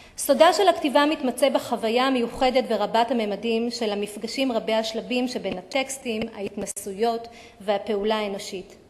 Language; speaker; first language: Hebrew; native; Hebrew